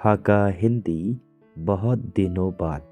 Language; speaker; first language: Hindi; non-native, local second language; Khasi